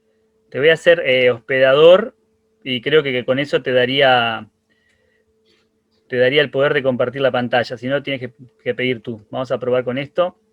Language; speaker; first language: Spanish; native; Spanish